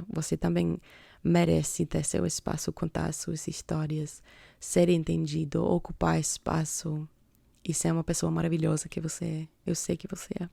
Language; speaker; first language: Portuguese; non-native, fluent; English